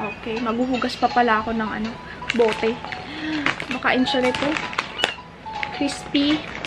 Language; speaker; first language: Filipino; native; Filipino